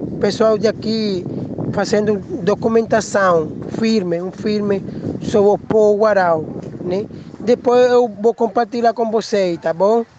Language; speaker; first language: Portuguese; non-native, learner; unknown